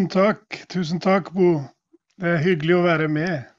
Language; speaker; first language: Swedish; non-native, fluent; Albanian